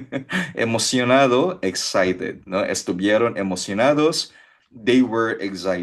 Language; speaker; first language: Spanish; non-native, fluent; Filipino